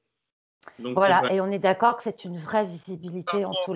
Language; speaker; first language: French; native; French